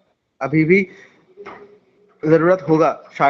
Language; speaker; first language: Hindi; non-native, local second language; Bangla